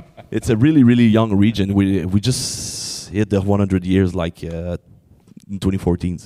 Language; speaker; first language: English; non-native, fluent; French